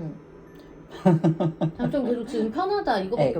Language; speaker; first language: Korean; native; Korean